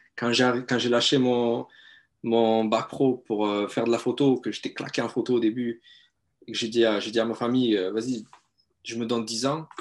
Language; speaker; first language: French; native; French